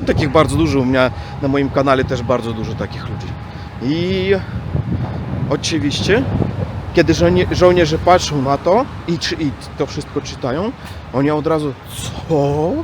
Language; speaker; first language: Polish; non-native, learner; Russian